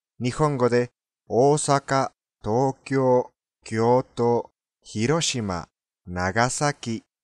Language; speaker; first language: Japanese; non-native, fluent; Spanish